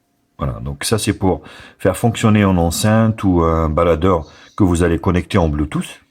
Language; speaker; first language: French; native; French